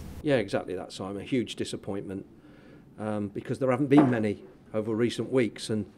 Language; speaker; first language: English; native; English